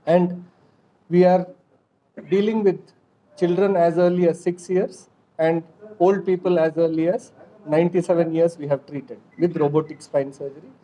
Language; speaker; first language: English; non-native, local second language; Kannada